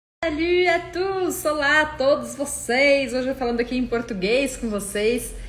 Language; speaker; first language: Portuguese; native; Portuguese